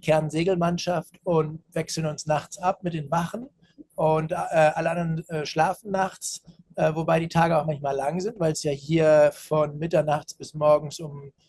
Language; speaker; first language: German; native; German